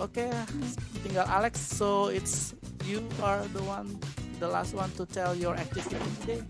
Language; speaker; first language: English; non-native, fluent; Indonesian